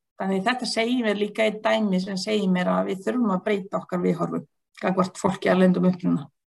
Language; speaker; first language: Icelandic; non-native, fluent; Bosnian